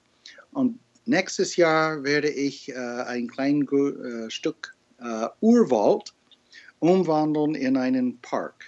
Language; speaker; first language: German; non-native, fluent; English